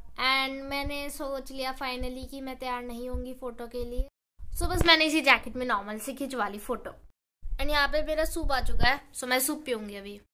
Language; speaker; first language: Hindi; native; Hindi